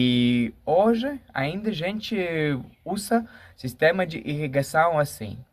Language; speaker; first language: Portuguese; non-native, fluent; Latvian